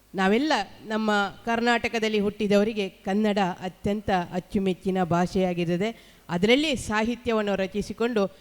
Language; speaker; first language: Kannada; native; Kannada